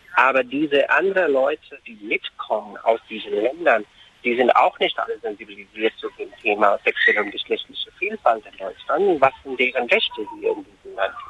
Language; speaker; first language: German; non-native, fluent; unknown